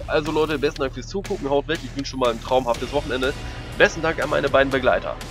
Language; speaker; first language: German; native; German